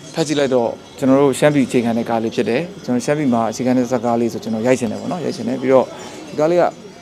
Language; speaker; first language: Burmese; non-native, local second language; Shan